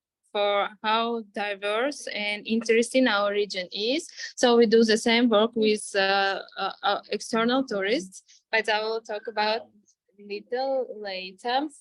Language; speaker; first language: English; non-native, fluent; Armenian